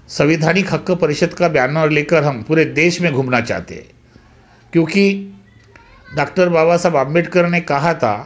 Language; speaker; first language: Hindi; non-native, local second language; Marathi